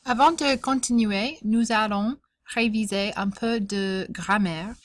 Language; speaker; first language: French; non-native, fluent; English